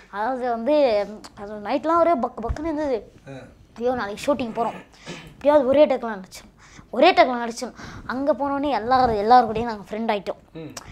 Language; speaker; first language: Tamil; native; Tamil